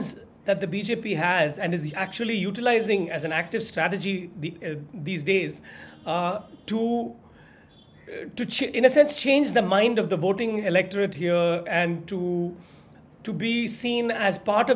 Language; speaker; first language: English; non-native, local second language; Tamil